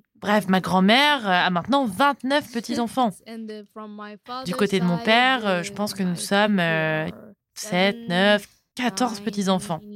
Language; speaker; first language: French; non-native, fluent; Arabic